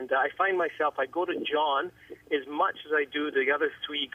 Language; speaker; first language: English; native; English